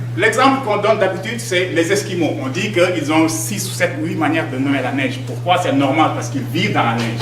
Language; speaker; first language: French; non-native, local second language; Wolof